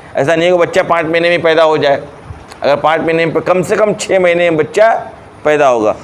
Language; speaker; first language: Urdu; native; Urdu